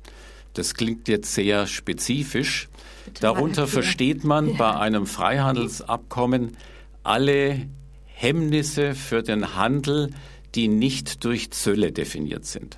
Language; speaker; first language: German; native; German